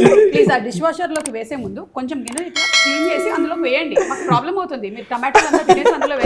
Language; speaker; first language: Telugu; native; Telugu